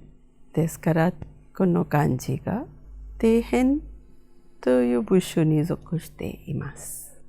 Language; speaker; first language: Japanese; non-native, fluent; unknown